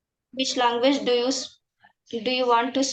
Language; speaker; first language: English; non-native, learner; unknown